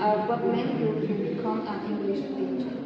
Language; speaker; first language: English; non-native, learner; Spanish